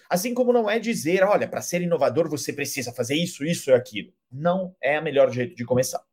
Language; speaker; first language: Portuguese; non-native, fluent; Italian